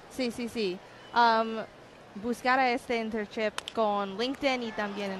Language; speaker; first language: Spanish; non-native, learner; English